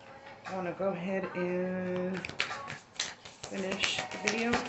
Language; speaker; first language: English; native; English